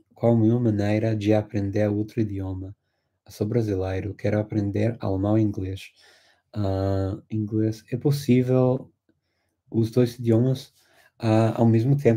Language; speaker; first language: Portuguese; non-native, fluent; English